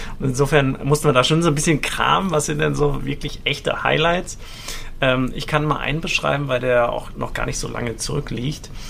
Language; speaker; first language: German; native; German